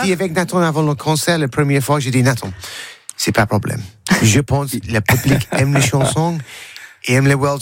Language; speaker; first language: French; non-native, learner; English